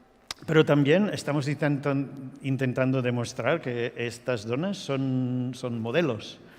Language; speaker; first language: Spanish; non-native, fluent; English